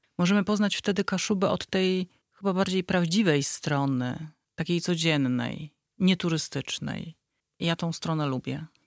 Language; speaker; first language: Polish; native; Polish